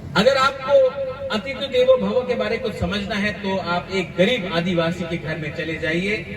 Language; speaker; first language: Hindi; non-native, local second language; Kok Borok